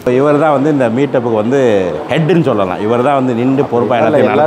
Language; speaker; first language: Tamil; native; Tamil